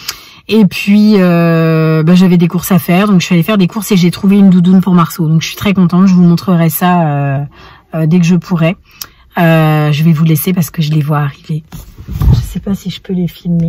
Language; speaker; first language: French; native; French